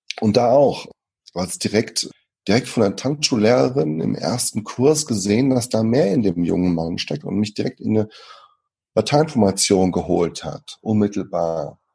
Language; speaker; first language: German; early bilingual, other home language; Portuguese